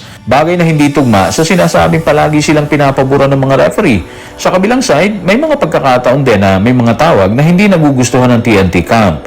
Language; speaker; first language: Filipino; native; Filipino